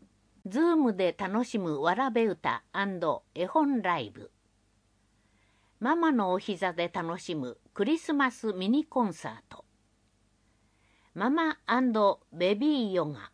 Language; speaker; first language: Japanese; native; Japanese